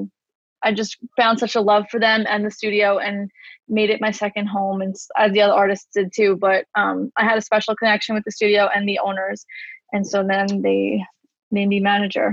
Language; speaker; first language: English; native; English